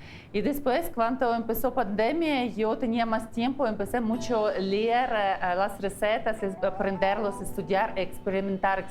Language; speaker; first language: Spanish; non-native, learner; Ukrainian